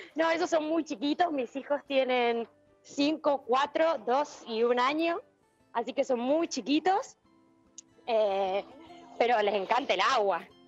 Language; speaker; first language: Spanish; native; Spanish